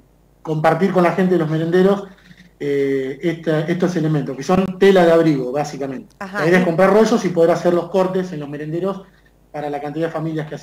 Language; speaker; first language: Spanish; native; Spanish